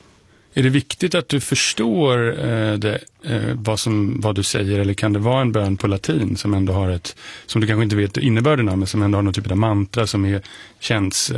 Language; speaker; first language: Swedish; native; Swedish